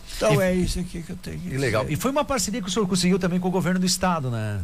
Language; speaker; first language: Portuguese; non-native, local second language; German